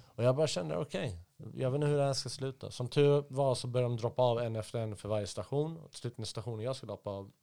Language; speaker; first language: Swedish; native; Swedish